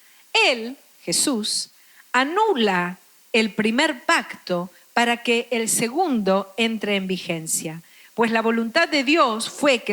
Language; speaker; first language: Spanish; native; Spanish